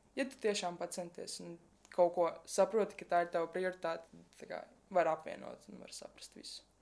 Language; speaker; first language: Latvian; native; Latvian